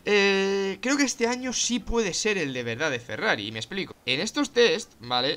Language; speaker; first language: Spanish; native; Spanish